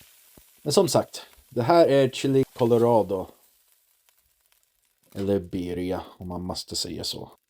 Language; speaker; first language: Swedish; non-native, learner; English